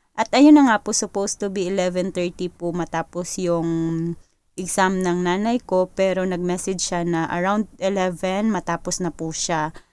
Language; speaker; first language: Filipino; non-native, local second language; Cebuano